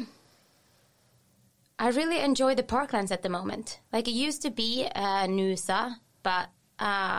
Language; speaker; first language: English; non-native, fluent; Finnish